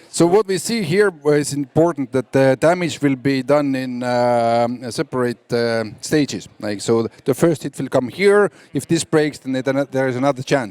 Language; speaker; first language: English; non-native, fluent; Estonian